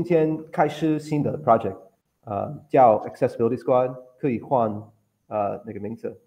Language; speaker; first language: Chinese; non-native, learner; English